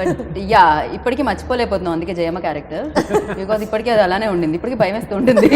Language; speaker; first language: Telugu; native; Telugu